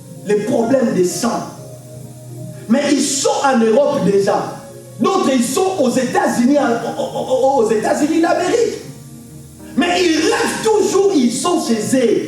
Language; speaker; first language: French; non-native, local second language; Lingala